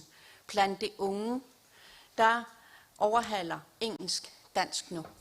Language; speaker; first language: Danish; non-native, local second language; Kalaallisut